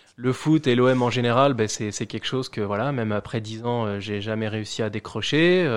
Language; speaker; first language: French; native; French